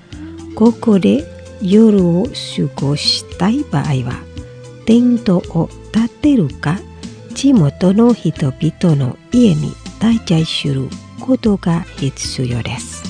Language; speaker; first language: Japanese; non-native, fluent; Indonesian